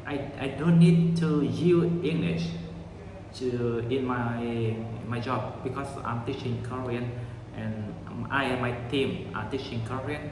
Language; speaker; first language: English; non-native, learner; Vietnamese